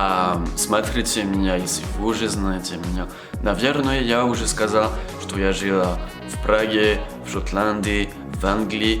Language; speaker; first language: Russian; non-native, learner; French